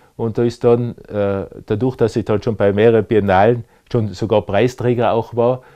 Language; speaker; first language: German; native; German